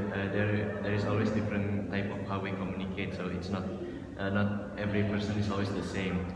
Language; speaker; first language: English; non-native, learner; Sundanese